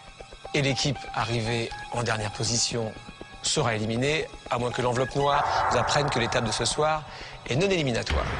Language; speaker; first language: French; native; French